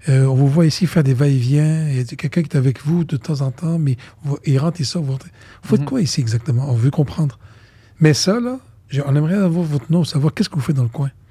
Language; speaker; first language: French; non-native, local second language; Arabic